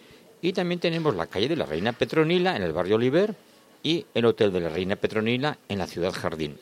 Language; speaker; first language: Spanish; native; Spanish